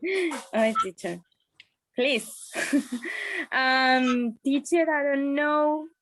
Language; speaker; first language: English; non-native, learner; Spanish